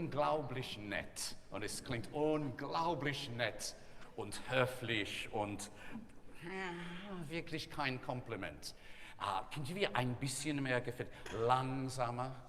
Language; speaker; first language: German; non-native, learner; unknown